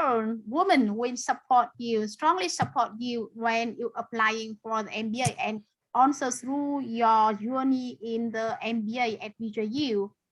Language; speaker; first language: English; non-native, fluent; Vietnamese